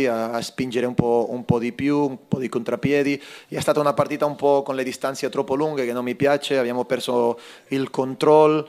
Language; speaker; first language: Italian; non-native, fluent; Spanish